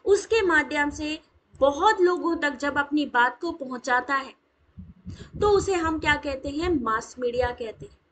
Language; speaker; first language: Hindi; native; Hindi